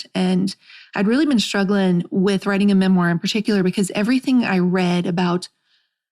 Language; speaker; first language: English; native; English